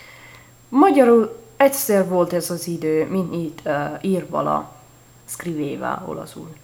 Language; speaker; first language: Hungarian; non-native, learner; Italian